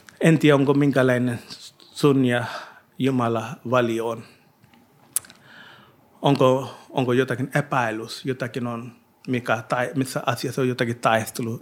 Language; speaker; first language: Finnish; non-native, learner; Hindi